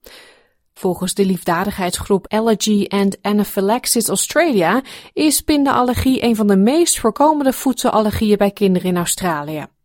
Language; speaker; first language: Dutch; native; Dutch